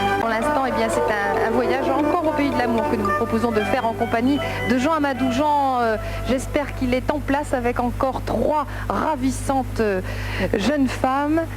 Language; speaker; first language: French; native; French